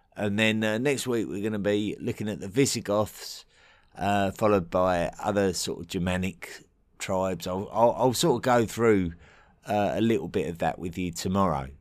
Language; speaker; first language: English; native; English